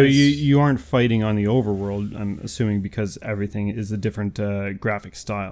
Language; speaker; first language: English; native; English